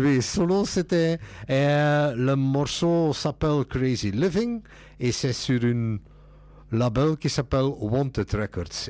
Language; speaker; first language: French; non-native, local second language; Dutch